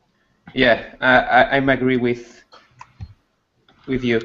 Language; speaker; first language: English; non-native, learner; Spanish